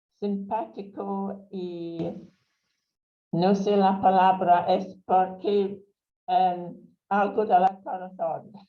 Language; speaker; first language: Spanish; non-native, fluent; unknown